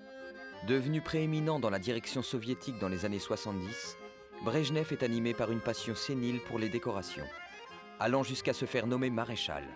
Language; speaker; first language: French; native; French